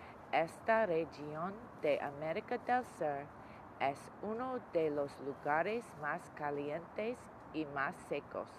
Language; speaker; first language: Spanish; non-native, learner; English